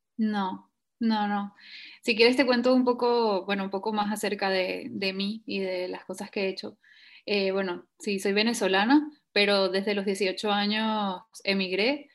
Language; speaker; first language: Spanish; native; Spanish